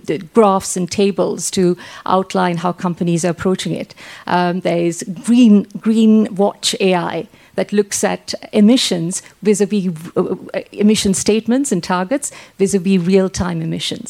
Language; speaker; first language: English; non-native, local second language; Sinhala